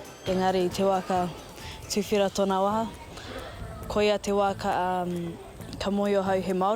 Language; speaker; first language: Māori; non-native, local second language; English